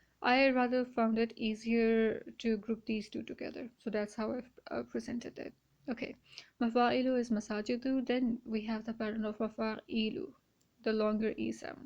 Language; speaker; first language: English; non-native, local second language; Urdu